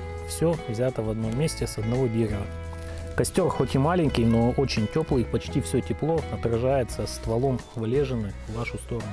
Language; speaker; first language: Russian; native; Russian